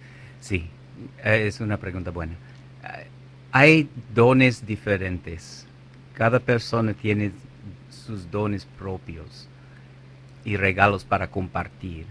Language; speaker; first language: Spanish; non-native, fluent; English